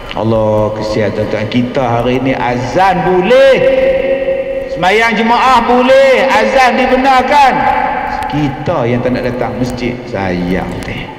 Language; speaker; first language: Malay; native; Malay